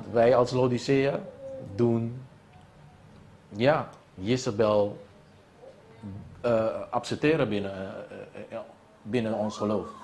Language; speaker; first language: Dutch; non-native, local second language; Papiamento